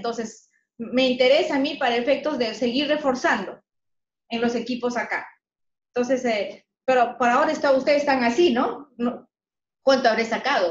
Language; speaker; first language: Spanish; native; Spanish